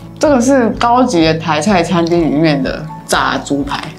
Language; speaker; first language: Chinese; native; Chinese